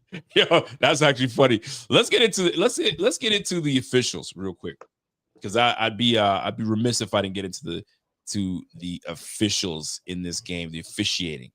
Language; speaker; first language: English; native; English